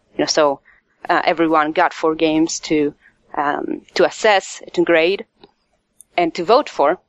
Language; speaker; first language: English; non-native, fluent; Italian